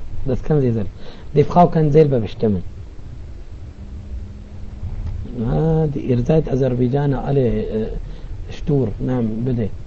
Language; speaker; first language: German; non-native, fluent; Arabic